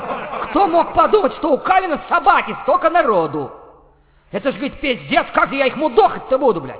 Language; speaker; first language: Russian; native; Russian